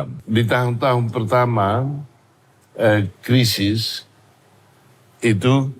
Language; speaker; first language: Indonesian; non-native, fluent; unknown